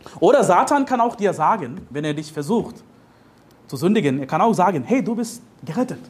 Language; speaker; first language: German; non-native, fluent; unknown